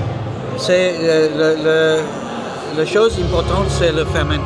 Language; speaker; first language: French; non-native, learner; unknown